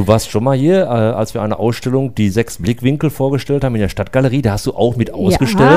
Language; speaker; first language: German; native; German